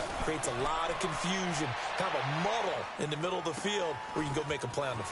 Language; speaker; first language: English; native; English